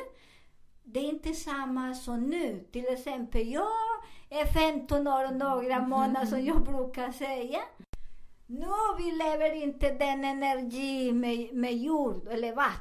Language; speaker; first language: Swedish; non-native, learner; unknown